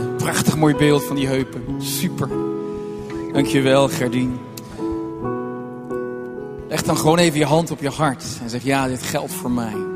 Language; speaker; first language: Dutch; native; Dutch